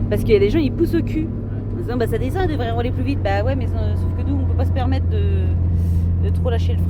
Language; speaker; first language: French; native; French